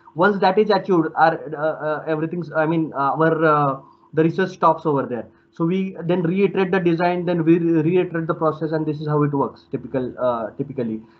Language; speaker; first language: English; non-native, local second language; Marathi